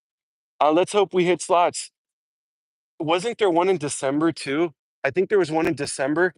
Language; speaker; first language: English; native; English